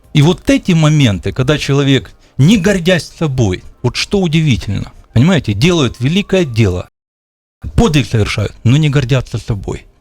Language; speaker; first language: Russian; native; Russian